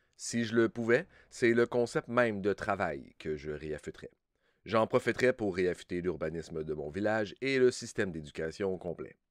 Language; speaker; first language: French; native; French